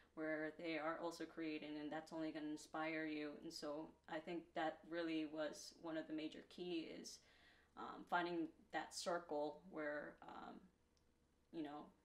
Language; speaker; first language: English; native; English